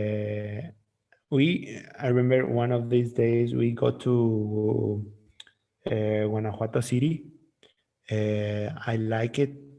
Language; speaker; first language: English; non-native, learner; Spanish